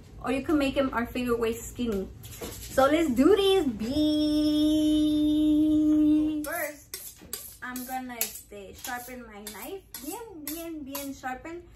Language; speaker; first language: English; early bilingual, other home language; Spanish